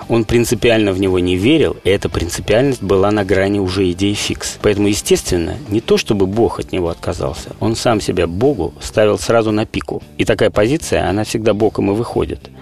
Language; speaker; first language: Russian; native; Russian